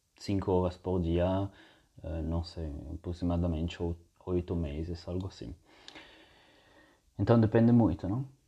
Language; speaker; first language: Portuguese; non-native, fluent; Italian